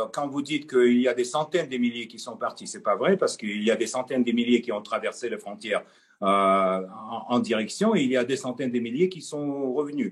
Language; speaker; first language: French; non-native, fluent; Russian